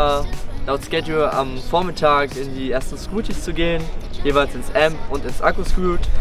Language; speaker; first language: German; native; German